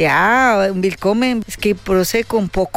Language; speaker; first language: German; non-native, learner; Spanish